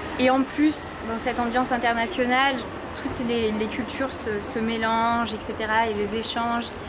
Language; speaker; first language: French; native; French